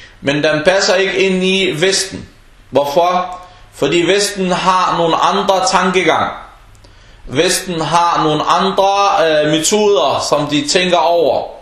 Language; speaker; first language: Danish; non-native, fluent; Arabic